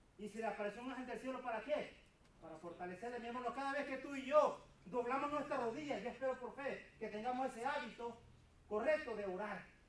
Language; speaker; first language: Spanish; native; Spanish